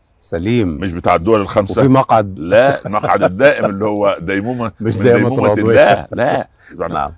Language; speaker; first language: Arabic; native; Arabic